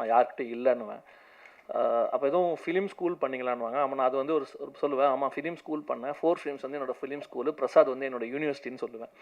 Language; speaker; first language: Tamil; native; Tamil